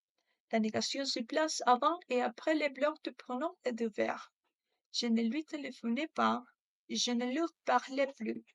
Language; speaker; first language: French; non-native, learner; Spanish